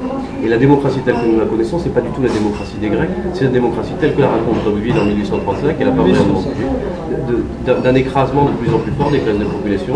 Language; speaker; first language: French; native; French